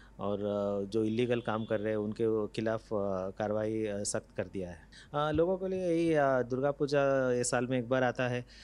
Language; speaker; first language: Hindi; non-native, local second language; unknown